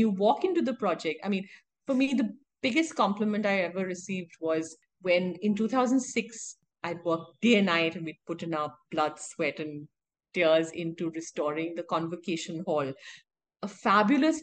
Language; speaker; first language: English; non-native, local second language; Hindi